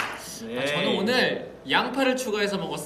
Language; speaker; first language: Korean; native; Korean